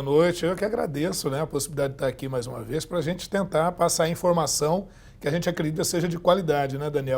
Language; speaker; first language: Portuguese; native; Portuguese